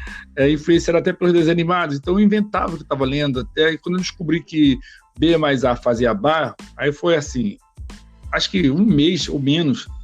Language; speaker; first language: Portuguese; native; Portuguese